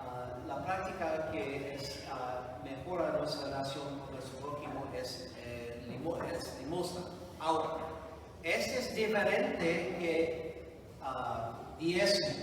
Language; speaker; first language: Spanish; non-native, fluent; English